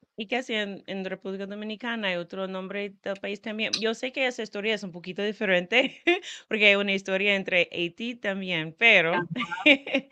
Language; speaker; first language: Spanish; non-native, fluent; English